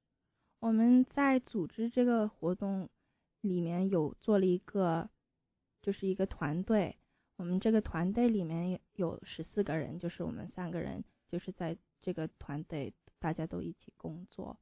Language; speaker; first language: Chinese; early bilingual, heritage; Chinese